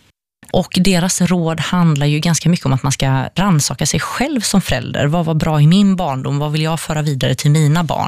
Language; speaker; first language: Swedish; native; Swedish